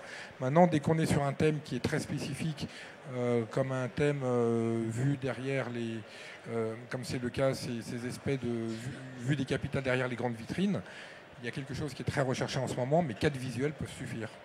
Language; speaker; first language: French; native; French